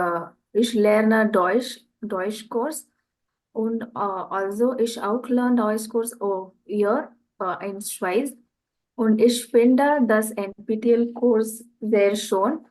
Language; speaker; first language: German; non-native, learner; Marathi